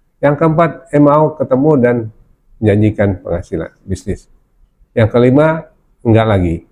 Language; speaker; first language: Indonesian; non-native, local second language; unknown